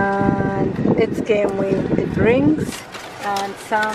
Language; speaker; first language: English; non-native, learner; Arabic